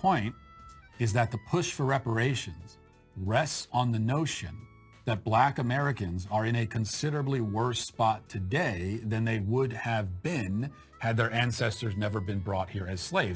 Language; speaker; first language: English; native; English